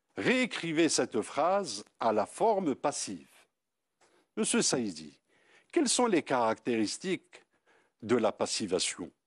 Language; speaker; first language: French; non-native, local second language; Arabic